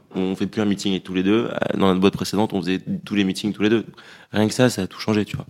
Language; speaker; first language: French; native; French